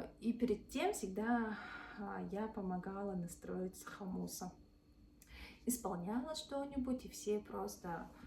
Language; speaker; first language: Russian; non-native, local second language; Yakut